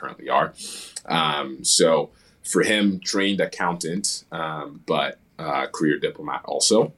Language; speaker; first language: English; early bilingual, other home language; French